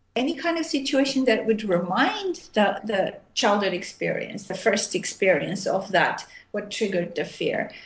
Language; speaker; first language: English; non-native, fluent; Armenian